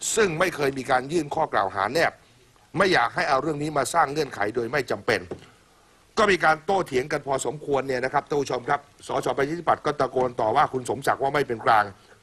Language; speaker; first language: Thai; native; Thai